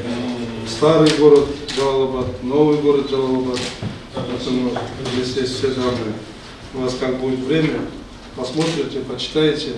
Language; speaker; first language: Russian; non-native, local second language; Kyrgyz